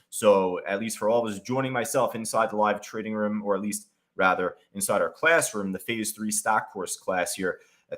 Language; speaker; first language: English; native; English